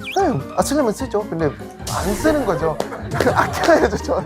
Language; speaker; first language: Korean; non-native, fluent; Thai